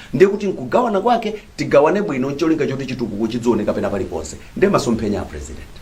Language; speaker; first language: Nyanja; native; Nyanja